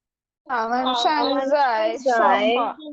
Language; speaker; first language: Chinese; non-native, learner; Urdu